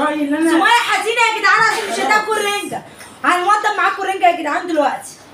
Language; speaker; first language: Arabic; native; Arabic